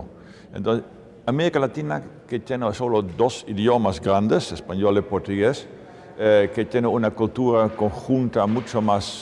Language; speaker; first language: Spanish; non-native, fluent; Dutch